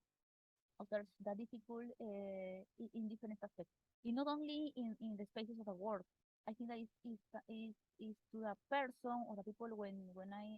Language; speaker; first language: English; non-native, learner; Spanish